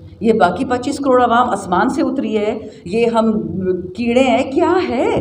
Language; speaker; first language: Urdu; non-native, local second language; Pashto